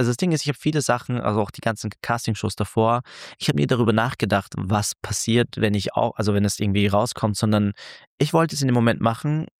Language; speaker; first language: German; early bilingual, other home language; Turkish